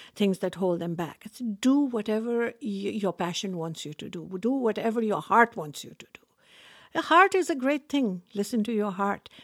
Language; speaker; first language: English; non-native, local second language; Urdu